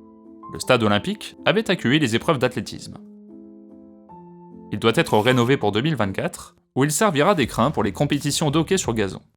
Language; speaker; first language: French; native; French